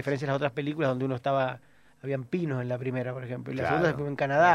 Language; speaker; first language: Spanish; native; Spanish